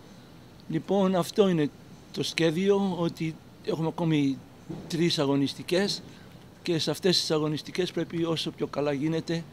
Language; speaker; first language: Greek; early bilingual, heritage; Greek